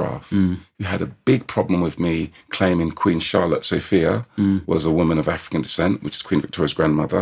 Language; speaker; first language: English; native; English